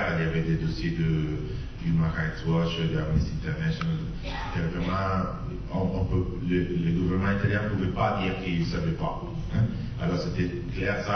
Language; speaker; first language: French; non-native, fluent; Italian